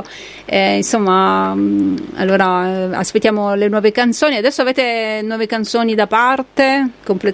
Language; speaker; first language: Italian; native; Italian